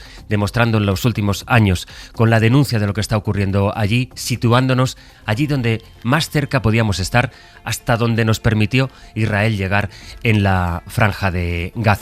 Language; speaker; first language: Spanish; native; Spanish